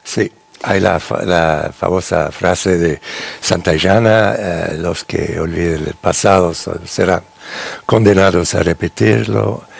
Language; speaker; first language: Spanish; non-native, fluent; English